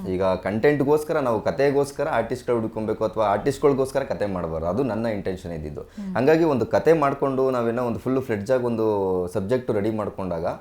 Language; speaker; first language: Kannada; native; Kannada